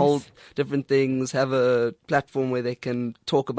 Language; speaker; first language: English; native; English